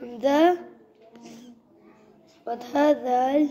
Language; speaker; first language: Arabic; non-native, learner; Urdu